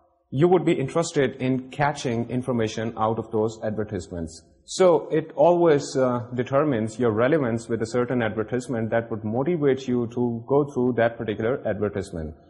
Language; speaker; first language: English; non-native, local second language; Urdu